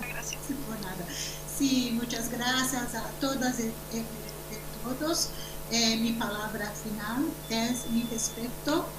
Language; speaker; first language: Spanish; non-native, learner; Portuguese